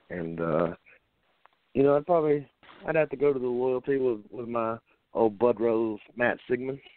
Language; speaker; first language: English; native; English